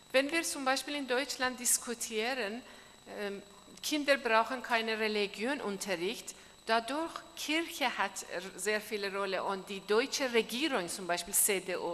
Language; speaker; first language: German; non-native, learner; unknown